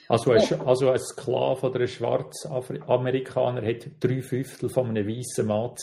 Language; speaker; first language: German; native; German